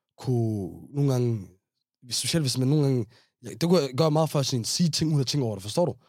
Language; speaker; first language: Danish; early bilingual, other home language; Somali